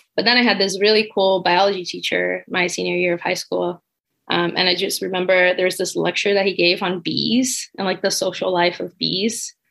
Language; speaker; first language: English; non-native, fluent; Portuguese